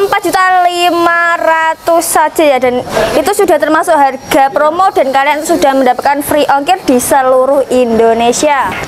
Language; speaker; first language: Indonesian; native; Indonesian